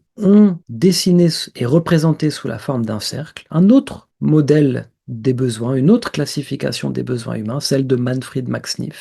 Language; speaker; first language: French; native; French